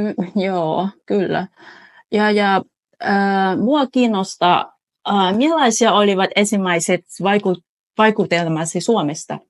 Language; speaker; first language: Finnish; non-native, fluent; Vietnamese